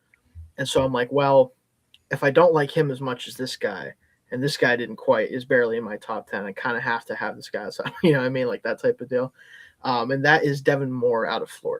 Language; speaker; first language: English; native; English